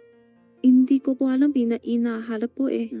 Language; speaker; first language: Filipino; non-native, learner; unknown